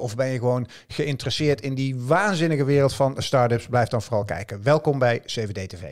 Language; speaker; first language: Dutch; native; Dutch